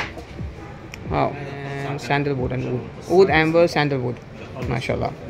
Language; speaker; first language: English; non-native, local second language; Hindi